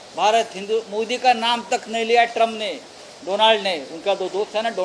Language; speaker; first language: Hindi; non-native, local second language; Marathi